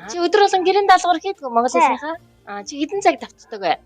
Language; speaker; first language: Mongolian; native; Mongolian